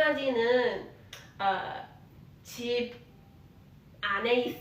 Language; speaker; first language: Korean; non-native, learner; English